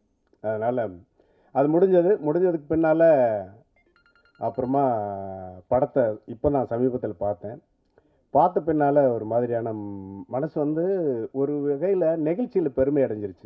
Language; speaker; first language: Tamil; native; Tamil